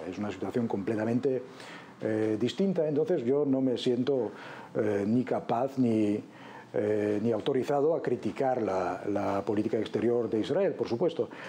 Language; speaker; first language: Spanish; non-native, fluent; Polish